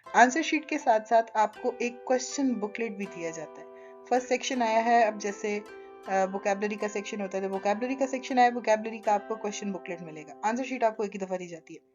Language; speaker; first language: Urdu; native; Urdu